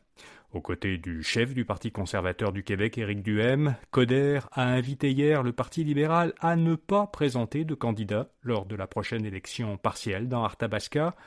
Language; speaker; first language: French; native; French